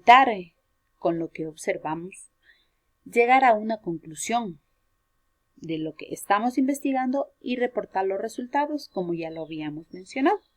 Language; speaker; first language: Spanish; native; Spanish